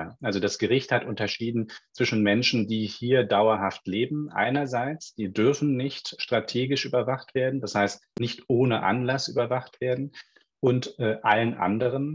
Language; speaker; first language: German; native; German